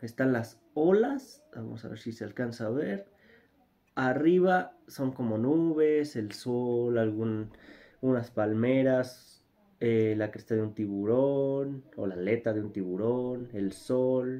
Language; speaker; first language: Spanish; native; Spanish